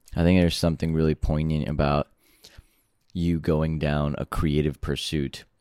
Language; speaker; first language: English; native; English